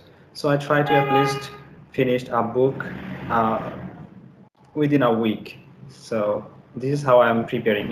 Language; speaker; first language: English; non-native, learner; Bangla